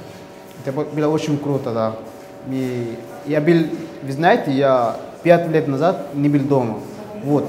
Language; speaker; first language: Russian; non-native, learner; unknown